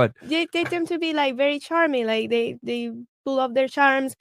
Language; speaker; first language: English; non-native, fluent; Spanish